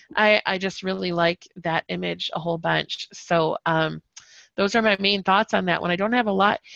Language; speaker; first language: English; native; English